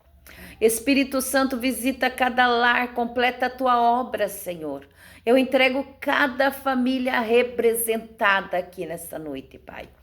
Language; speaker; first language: Portuguese; native; Portuguese